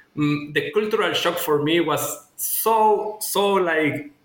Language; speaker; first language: English; non-native, fluent; Spanish